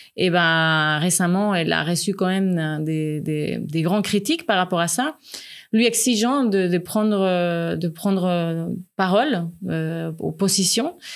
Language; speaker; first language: French; non-native, fluent; Spanish